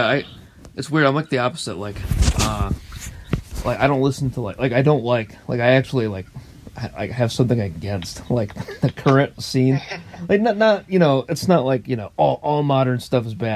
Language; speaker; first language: English; native; English